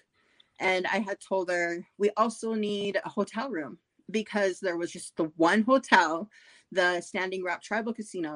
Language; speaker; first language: English; native; English